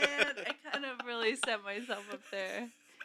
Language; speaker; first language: English; native; English